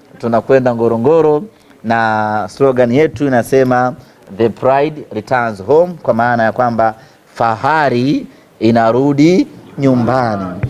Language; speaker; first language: Swahili; native; Swahili